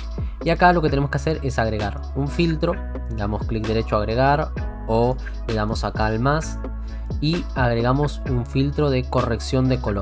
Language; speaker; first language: Spanish; native; Spanish